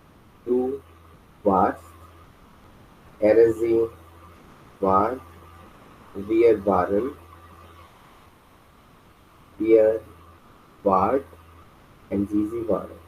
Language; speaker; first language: German; non-native, fluent; Hindi